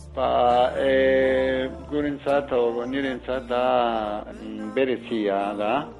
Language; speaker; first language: Basque; non-native, learner; Arabic